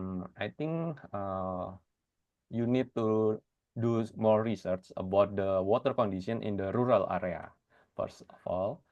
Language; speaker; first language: English; non-native, fluent; Indonesian